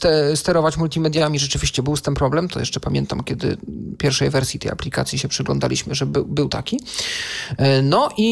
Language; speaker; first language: Polish; native; Polish